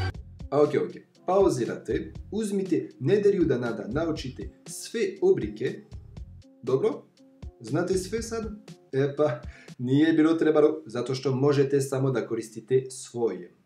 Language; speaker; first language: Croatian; non-native, fluent; French